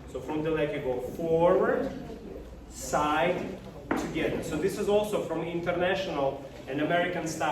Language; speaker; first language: English; non-native, fluent; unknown